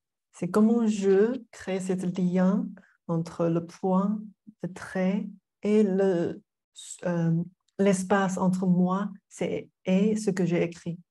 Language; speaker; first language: French; non-native, fluent; Chinese